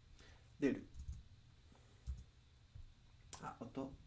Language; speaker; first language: Japanese; non-native, learner; Spanish